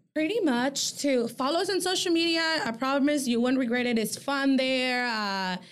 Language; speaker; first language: English; early bilingual, other home language; Spanish